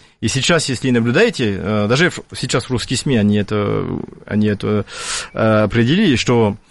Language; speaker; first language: Russian; non-native, fluent; French